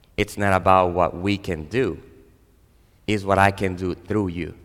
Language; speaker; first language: English; non-native, fluent; Spanish